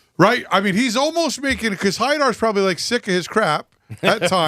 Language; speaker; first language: English; native; English